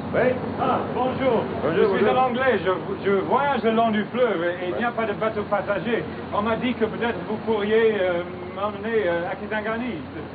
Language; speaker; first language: French; non-native, fluent; English